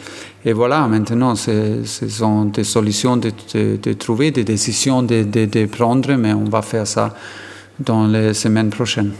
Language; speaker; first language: French; non-native, fluent; German